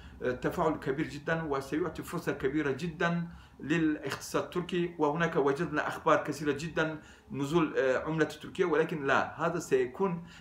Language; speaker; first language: Arabic; non-native, fluent; Turkish